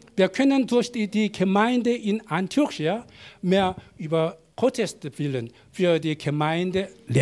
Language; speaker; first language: German; non-native, learner; Korean